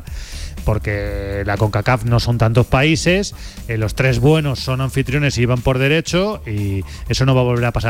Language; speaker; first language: Spanish; native; Spanish